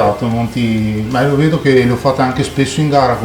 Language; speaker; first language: Italian; native; Italian